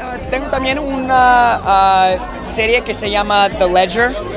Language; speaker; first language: Spanish; non-native, learner; English